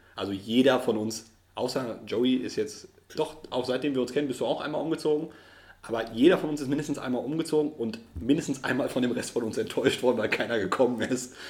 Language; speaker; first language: German; early bilingual, other home language; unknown